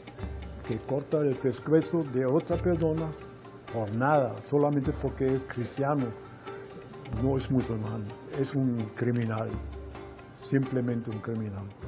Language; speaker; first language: Spanish; non-native, fluent; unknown